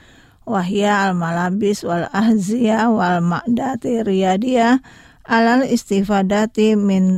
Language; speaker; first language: Arabic; non-native, fluent; Indonesian